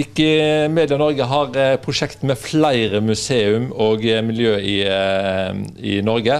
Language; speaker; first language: Norwegian; native; Norwegian